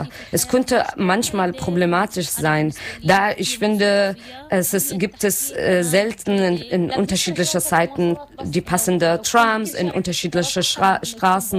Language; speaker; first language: German; non-native, learner; Arabic